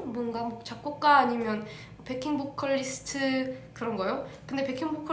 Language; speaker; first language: Korean; early bilingual, heritage; English